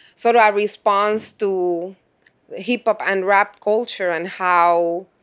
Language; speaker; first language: English; non-native, fluent; Spanish